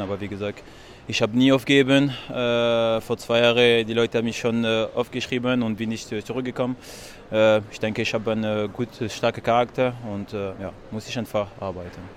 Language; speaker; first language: German; non-native, learner; French